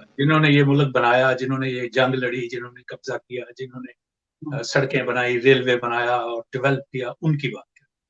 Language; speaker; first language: Urdu; non-native, local second language; Punjabi